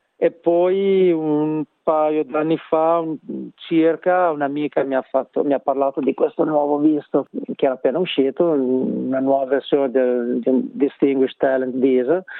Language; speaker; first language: Italian; native; Italian